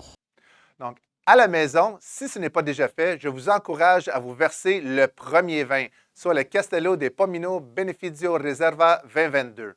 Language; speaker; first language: French; native; French